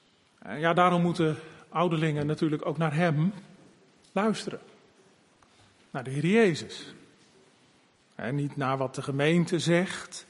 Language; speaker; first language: Dutch; native; Dutch